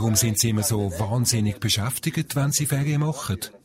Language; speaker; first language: German; native; German